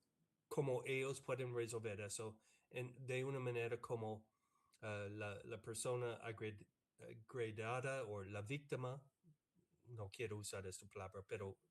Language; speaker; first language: Spanish; non-native, fluent; English